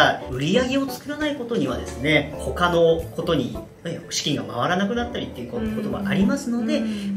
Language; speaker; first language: Japanese; native; Japanese